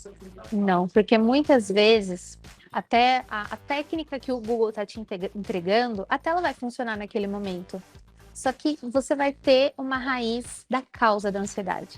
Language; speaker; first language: Portuguese; native; Portuguese